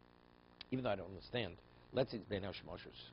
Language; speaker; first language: English; native; English